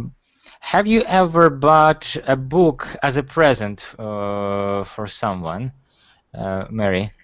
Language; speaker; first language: English; non-native, fluent; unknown